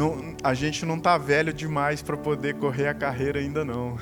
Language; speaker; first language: Portuguese; native; Portuguese